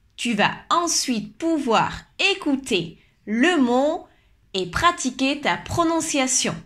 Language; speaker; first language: French; native; French